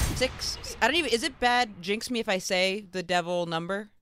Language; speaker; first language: English; native; English